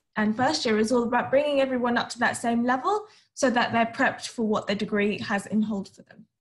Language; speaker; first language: English; native; English